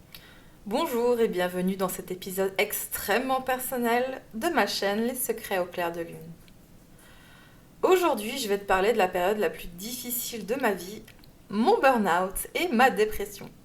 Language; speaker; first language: French; native; French